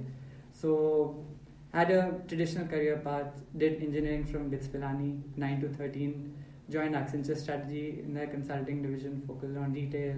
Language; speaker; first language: English; non-native, local second language; Hindi